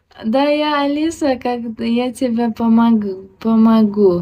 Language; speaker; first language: Russian; non-native, local second language; Uzbek